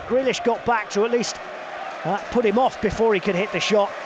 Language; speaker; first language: English; native; English